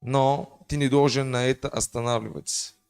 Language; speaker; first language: Russian; non-native, fluent; French